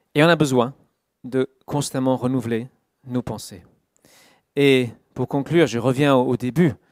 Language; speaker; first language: French; non-native, fluent; English